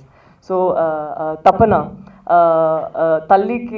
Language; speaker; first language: Telugu; non-native, fluent; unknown